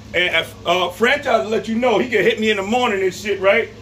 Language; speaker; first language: English; native; English